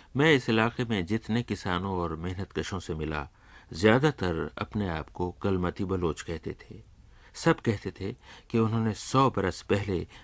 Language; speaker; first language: Urdu; native; Urdu